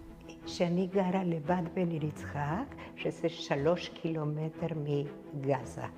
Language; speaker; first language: Hebrew; non-native, fluent; Spanish